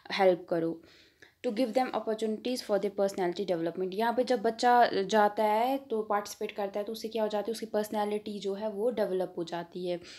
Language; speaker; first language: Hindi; non-native, local second language; Kashmiri